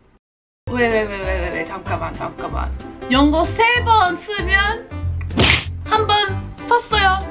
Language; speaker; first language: Korean; non-native, fluent; English